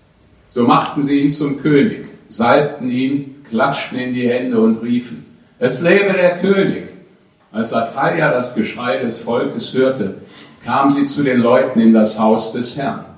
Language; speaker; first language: German; native; German